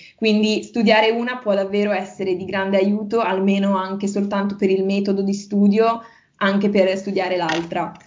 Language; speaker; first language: Italian; native; Italian